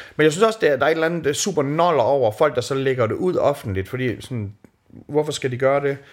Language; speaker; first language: Danish; native; Danish